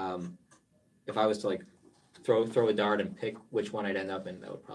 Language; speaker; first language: English; native; English